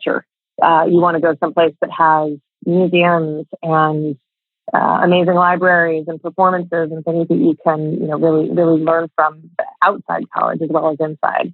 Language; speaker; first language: English; native; English